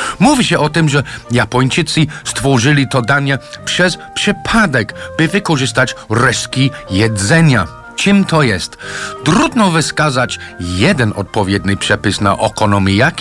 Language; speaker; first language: Polish; non-native, learner; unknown